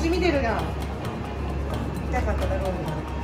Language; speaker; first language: Japanese; native; Japanese